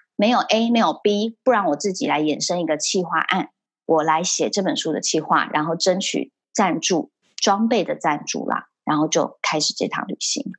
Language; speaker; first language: Chinese; early bilingual, heritage; Chinese